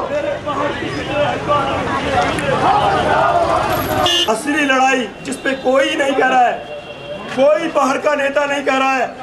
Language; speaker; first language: Hindi; non-native, local second language; Garhwali